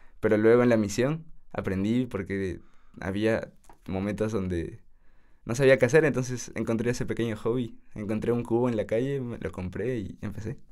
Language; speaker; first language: Spanish; native; Spanish